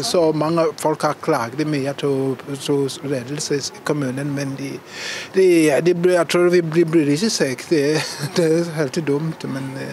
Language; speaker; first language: Norwegian; non-native, fluent; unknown